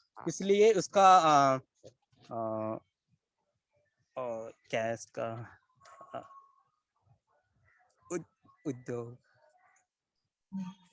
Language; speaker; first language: Hindi; non-native, local second language; Kannada